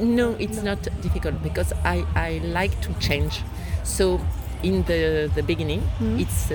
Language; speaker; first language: English; non-native, learner; French